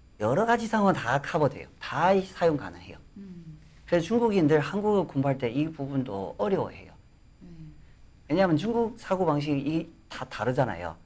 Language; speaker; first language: Korean; non-native, fluent; Chinese